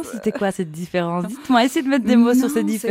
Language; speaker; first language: French; native; French